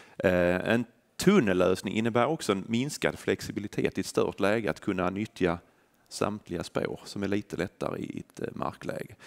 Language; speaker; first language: Swedish; native; Swedish